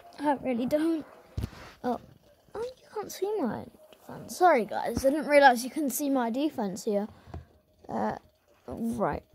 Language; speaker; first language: English; native; English